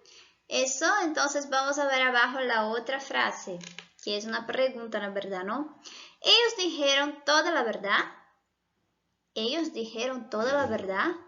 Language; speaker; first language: Spanish; non-native, fluent; Portuguese